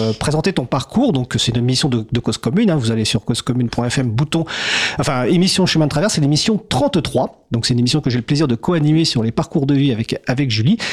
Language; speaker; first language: French; native; French